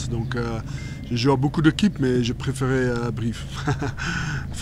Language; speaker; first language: French; non-native, learner; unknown